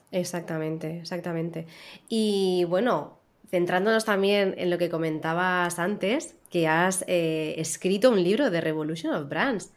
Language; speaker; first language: Spanish; native; Spanish